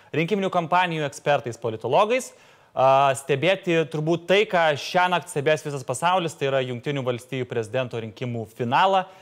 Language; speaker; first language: Lithuanian; native; Lithuanian